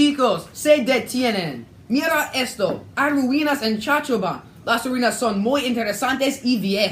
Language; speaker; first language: Spanish; non-native, learner; English